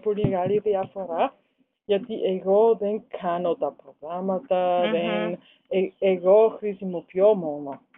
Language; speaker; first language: Greek; non-native, learner; German